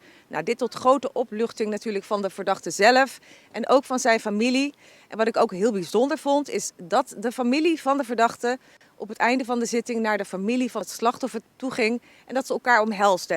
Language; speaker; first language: Dutch; native; Dutch